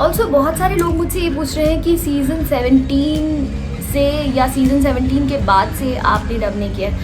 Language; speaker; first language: Hindi; native; Hindi